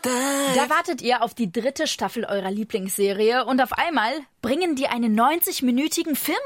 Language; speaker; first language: German; native; German